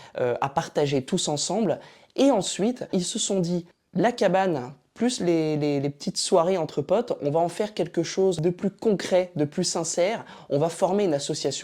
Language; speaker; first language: French; native; French